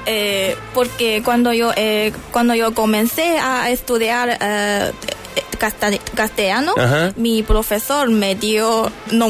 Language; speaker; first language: Spanish; non-native, learner; Chinese